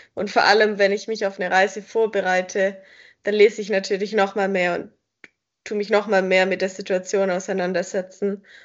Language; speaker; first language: German; native; German